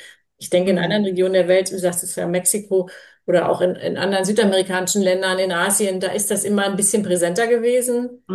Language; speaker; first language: German; native; German